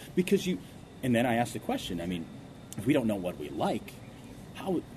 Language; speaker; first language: English; native; English